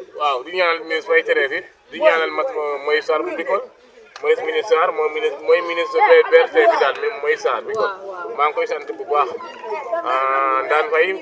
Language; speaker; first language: Wolof; non-native, local second language; Serer